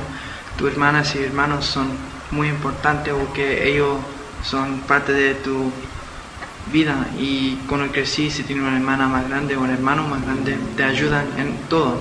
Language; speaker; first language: Spanish; early bilingual, heritage; Spanish